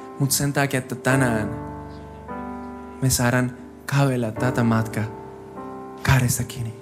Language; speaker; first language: Finnish; non-native, fluent; Spanish